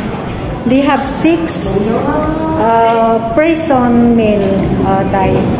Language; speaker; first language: English; non-native, local second language; Filipino